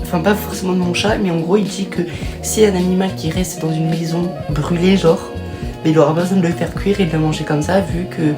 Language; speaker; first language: French; native; French